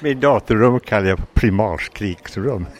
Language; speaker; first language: Swedish; non-native, fluent; English